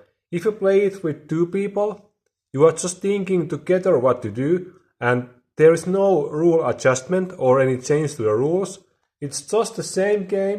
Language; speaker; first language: English; non-native, fluent; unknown